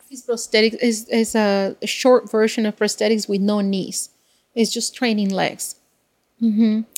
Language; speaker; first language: English; non-native, fluent; Spanish